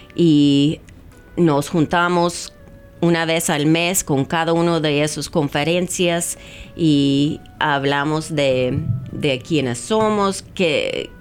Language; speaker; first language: Spanish; non-native, fluent; English